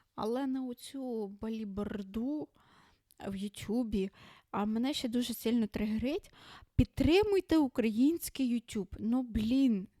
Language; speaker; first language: Ukrainian; non-native, local second language; Russian